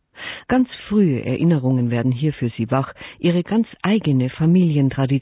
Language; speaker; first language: German; native; German